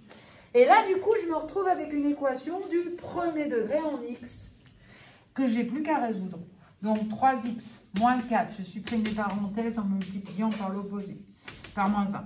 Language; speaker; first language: French; native; French